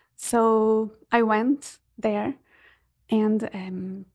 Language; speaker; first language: English; non-native, fluent; Portuguese